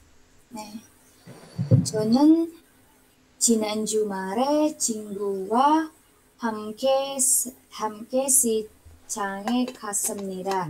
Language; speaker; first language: Korean; non-native, learner; Indonesian